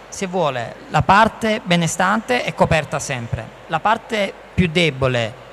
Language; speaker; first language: Italian; native; Italian